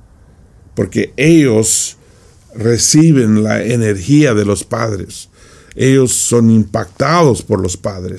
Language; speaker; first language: Spanish; non-native, fluent; English